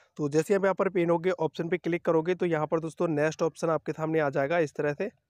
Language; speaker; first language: Hindi; native; Hindi